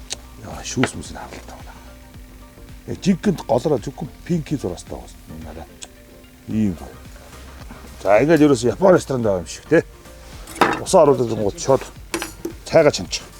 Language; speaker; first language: Mongolian; native; Mongolian